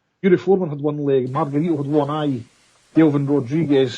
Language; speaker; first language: English; native; English